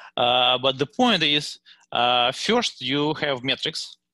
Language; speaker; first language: English; non-native, fluent; Russian